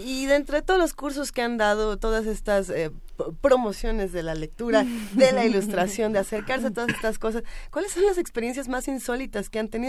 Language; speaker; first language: Spanish; native; Spanish